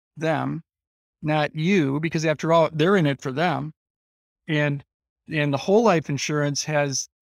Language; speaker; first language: English; native; English